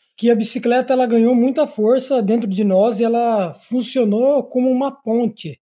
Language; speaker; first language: Portuguese; native; Portuguese